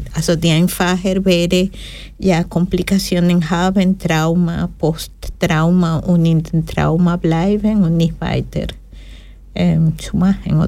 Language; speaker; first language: German; non-native, learner; Spanish